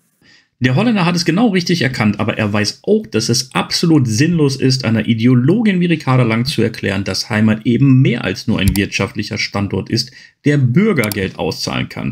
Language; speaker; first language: German; native; German